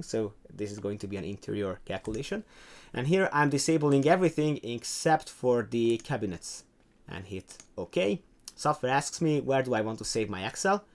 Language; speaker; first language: English; non-native, fluent; Hungarian